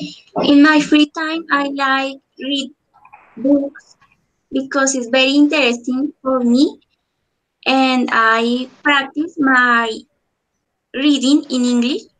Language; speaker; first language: English; non-native, learner; Spanish